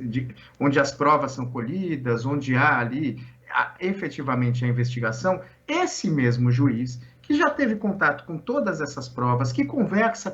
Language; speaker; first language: Portuguese; native; Portuguese